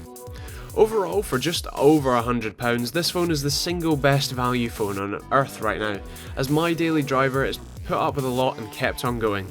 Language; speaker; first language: English; native; English